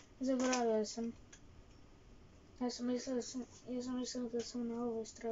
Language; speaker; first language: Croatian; early bilingual, heritage; Croatian